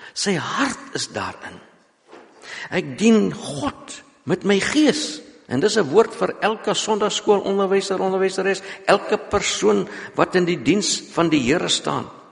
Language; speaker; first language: Afrikaans; non-native, local second language; English